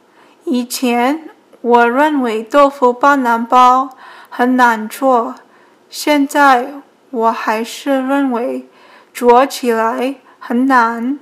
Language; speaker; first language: Chinese; early bilingual, heritage; Chinese